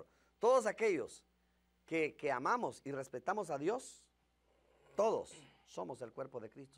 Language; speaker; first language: Spanish; native; Spanish